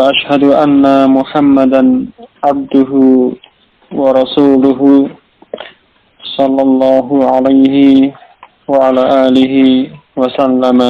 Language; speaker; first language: Arabic; non-native, fluent; Indonesian